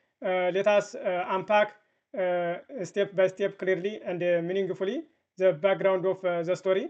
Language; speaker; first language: English; non-native, fluent; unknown